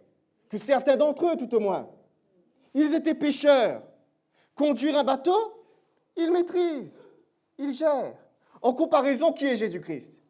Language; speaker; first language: French; native; French